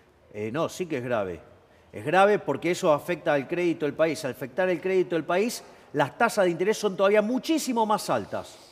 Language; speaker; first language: Spanish; native; Spanish